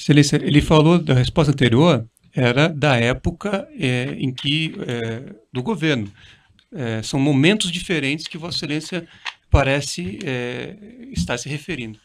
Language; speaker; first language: Portuguese; native; Portuguese